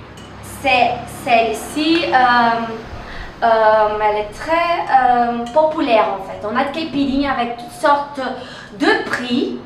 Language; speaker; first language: French; non-native, fluent; Portuguese